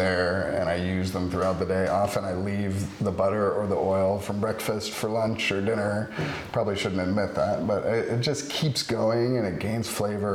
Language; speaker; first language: English; native; English